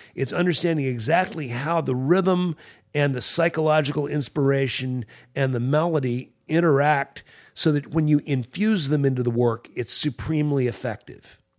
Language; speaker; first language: English; native; English